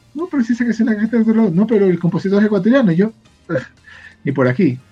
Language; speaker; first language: Spanish; native; Spanish